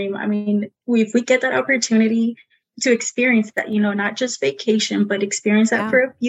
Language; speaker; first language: English; early bilingual, other home language; Spanish